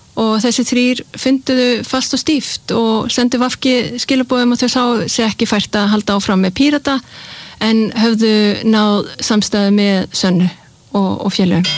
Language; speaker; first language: Icelandic; early bilingual, heritage; Icelandic